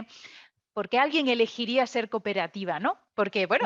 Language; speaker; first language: Spanish; native; Spanish